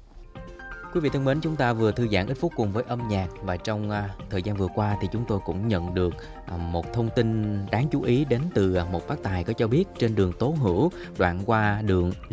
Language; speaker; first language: Vietnamese; native; Vietnamese